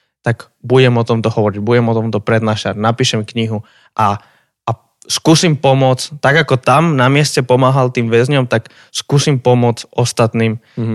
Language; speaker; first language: Slovak; native; Slovak